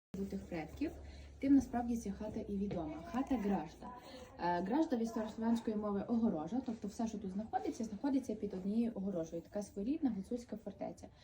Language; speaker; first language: Ukrainian; native; Ukrainian